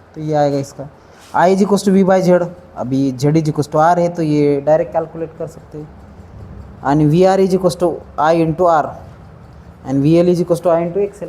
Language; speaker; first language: Hindi; non-native, local second language; Marathi